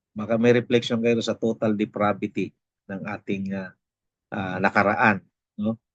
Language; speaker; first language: Filipino; non-native, local second language; Bikol